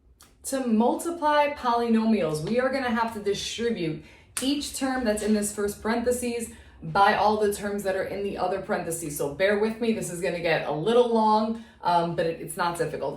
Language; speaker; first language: English; native; English